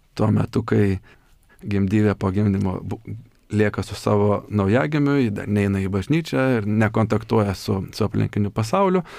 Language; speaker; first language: Lithuanian; native; Lithuanian